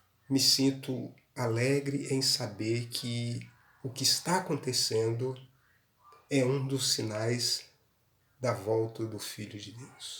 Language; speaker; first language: Portuguese; native; Portuguese